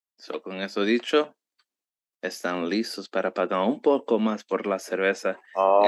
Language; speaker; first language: Spanish; early bilingual, heritage; Spanish